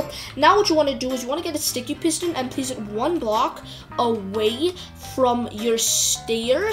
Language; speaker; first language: English; native; English